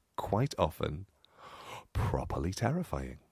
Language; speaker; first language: English; native; English